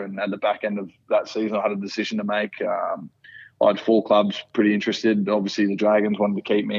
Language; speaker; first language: English; native; English